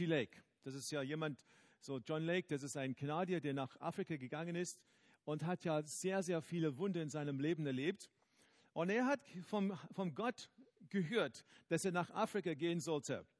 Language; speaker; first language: German; non-native, fluent; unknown